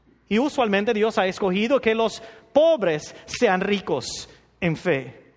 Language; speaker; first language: Spanish; non-native, fluent; English